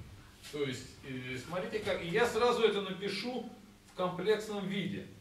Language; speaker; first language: Russian; native; Russian